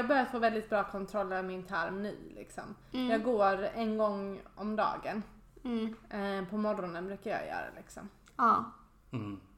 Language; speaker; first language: Swedish; native; Swedish